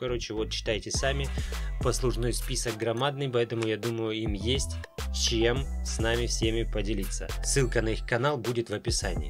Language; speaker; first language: Russian; native; Russian